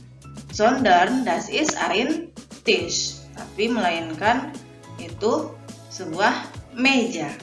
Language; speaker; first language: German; non-native, fluent; Indonesian